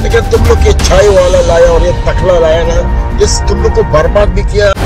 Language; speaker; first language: Hindi; non-native, learner; Arabic